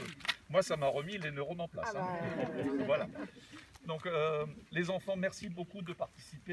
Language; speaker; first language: French; native; French